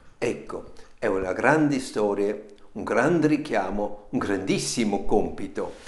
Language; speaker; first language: Italian; non-native, fluent; German